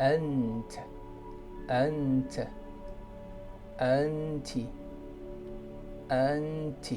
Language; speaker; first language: Arabic; non-native, fluent; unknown